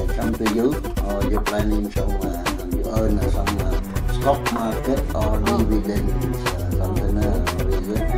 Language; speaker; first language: English; non-native, learner; Vietnamese